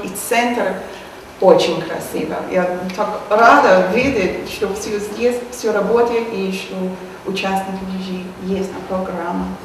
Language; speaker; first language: Russian; non-native, learner; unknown